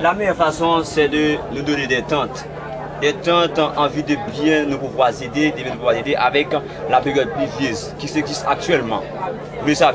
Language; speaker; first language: French; non-native, local second language; Haitian Creole